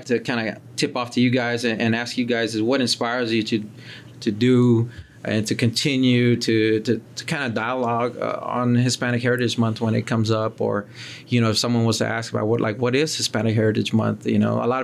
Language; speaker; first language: English; early bilingual, other home language; Spanish